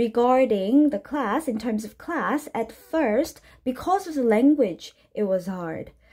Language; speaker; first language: English; non-native, fluent; Korean